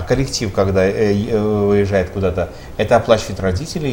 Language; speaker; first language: Russian; native; Russian